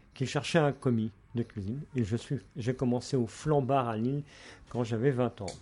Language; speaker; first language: French; native; French